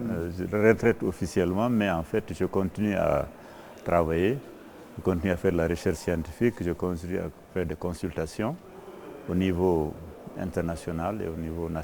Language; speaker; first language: French; non-native, local second language; Fula